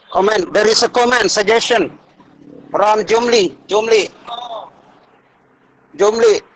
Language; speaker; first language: English; non-native, learner; Indonesian